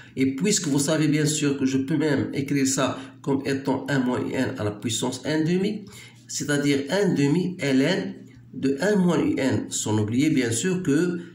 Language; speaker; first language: French; non-native, local second language; Arabic